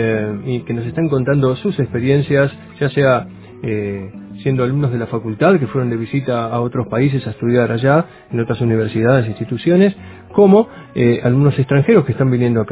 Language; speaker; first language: Spanish; native; Spanish